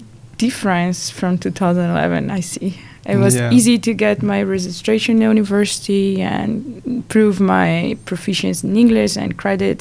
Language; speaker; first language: English; non-native, fluent; Portuguese